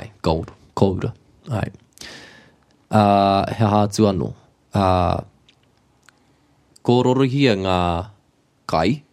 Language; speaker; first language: Māori; non-native, local second language; English